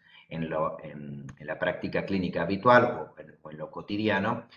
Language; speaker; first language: Spanish; native; Spanish